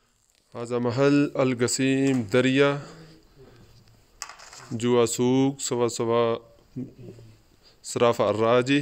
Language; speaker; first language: Arabic; non-native, learner; Urdu